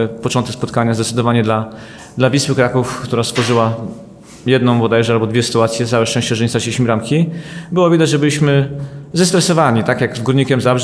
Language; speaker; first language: Polish; native; Polish